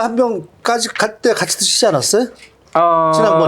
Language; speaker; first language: Korean; native; Korean